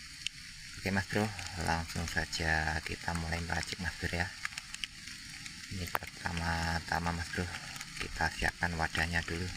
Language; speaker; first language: Indonesian; native; Indonesian